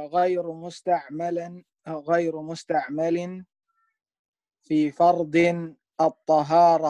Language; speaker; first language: Arabic; non-native, learner; Indonesian